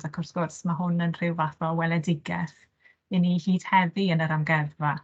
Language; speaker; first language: Welsh; native; Welsh